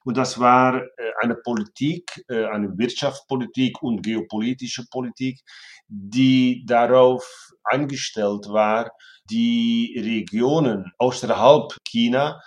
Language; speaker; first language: German; non-native, fluent; Dutch